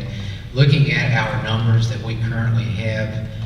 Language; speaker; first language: English; native; English